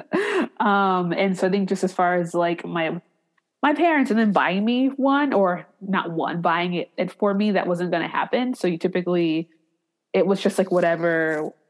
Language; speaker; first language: English; native; English